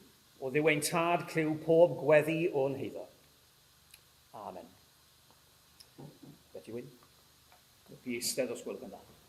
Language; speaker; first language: Welsh; native; Welsh